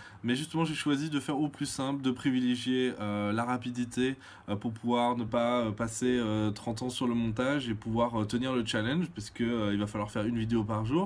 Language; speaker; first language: French; native; French